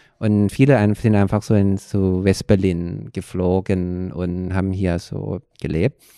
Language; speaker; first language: German; non-native, fluent; Thai